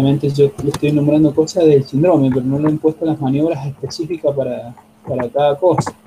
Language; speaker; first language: Spanish; native; Spanish